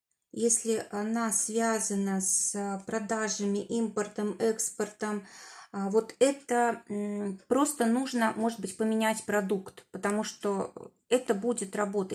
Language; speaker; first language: Russian; native; Russian